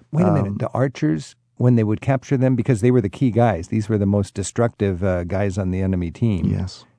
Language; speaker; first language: English; native; English